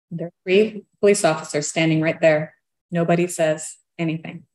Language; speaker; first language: English; early bilingual, other home language; Portuguese